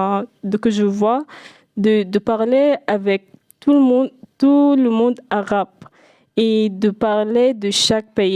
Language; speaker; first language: French; non-native, fluent; Arabic